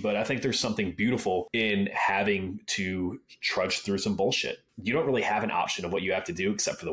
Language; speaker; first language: English; native; English